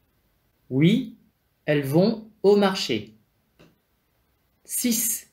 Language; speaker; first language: French; non-native, fluent; Vietnamese